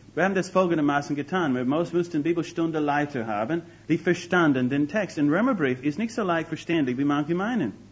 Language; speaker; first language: German; non-native, fluent; English